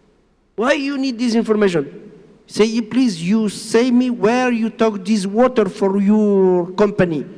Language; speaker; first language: English; non-native, learner; Spanish